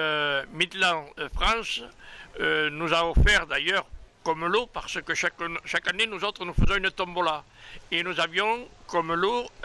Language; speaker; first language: French; native; French